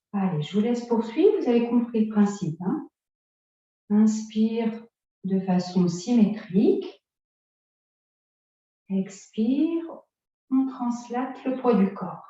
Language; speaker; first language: French; native; French